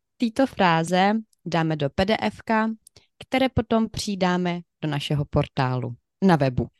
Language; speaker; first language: Czech; non-native, fluent; Ukrainian